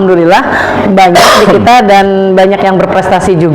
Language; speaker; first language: Indonesian; native; Indonesian